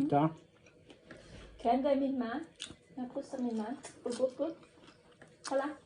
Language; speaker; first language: Swedish; non-native, learner; Thai